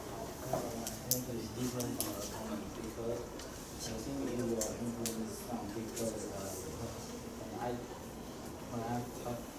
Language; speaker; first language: English; non-native, learner; Chinese